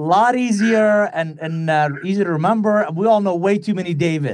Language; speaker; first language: English; non-native, fluent; Persian